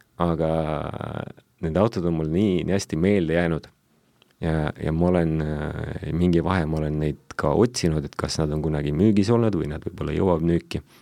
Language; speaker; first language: Estonian; non-native, local second language; Russian